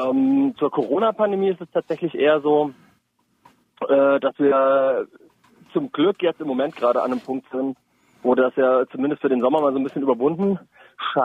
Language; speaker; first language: German; native; German